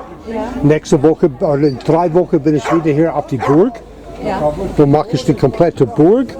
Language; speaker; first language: German; non-native, fluent; English